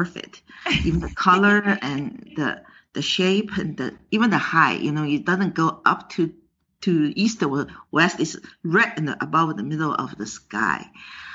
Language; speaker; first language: English; non-native, fluent; Chinese